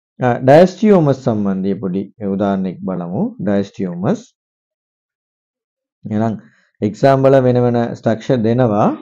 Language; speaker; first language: Sinhala; non-native, local second language; Tamil